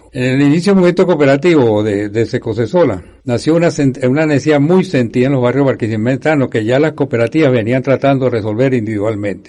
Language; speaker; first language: Spanish; native; Spanish